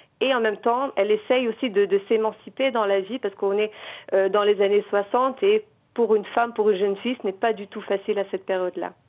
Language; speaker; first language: French; native; French